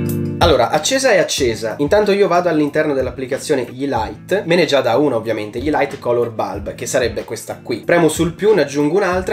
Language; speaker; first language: Italian; native; Italian